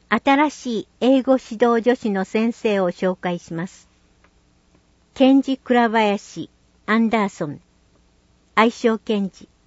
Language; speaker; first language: Japanese; native; Japanese